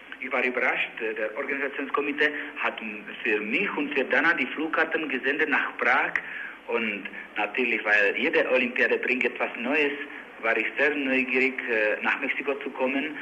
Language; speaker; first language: German; non-native, learner; Czech